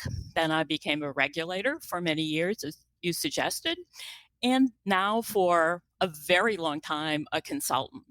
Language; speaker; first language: English; native; English